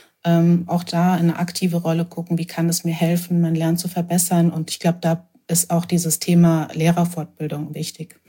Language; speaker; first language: German; native; German